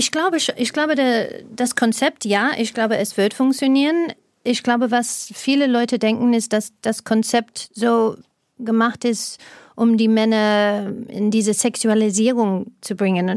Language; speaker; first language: German; non-native, fluent; English